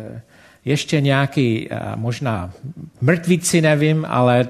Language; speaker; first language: Czech; non-native, fluent; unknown